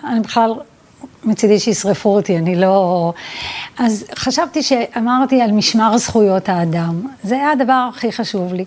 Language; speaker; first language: Hebrew; early bilingual, other home language; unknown